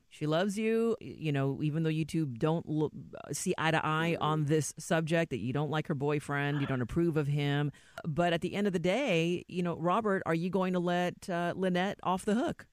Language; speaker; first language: English; native; English